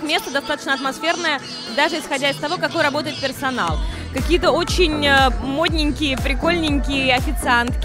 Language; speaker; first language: Russian; native; Russian